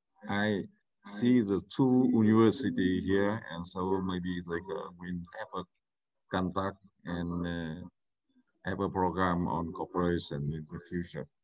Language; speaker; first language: English; non-native, learner; Vietnamese